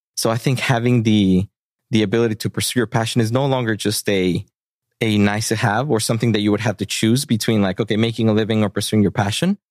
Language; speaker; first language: English; early bilingual, other home language; Spanish